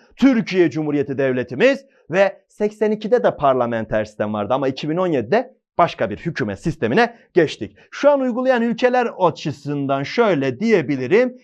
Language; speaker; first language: Turkish; native; Turkish